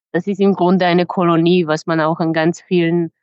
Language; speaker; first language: German; non-native, fluent; Serbian